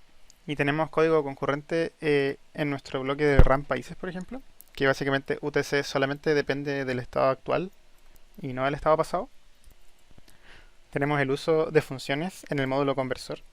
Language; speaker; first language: Spanish; native; Spanish